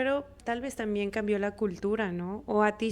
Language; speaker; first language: Spanish; native; Spanish